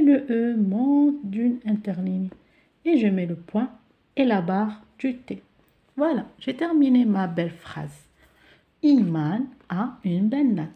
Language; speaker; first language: French; non-native, local second language; Arabic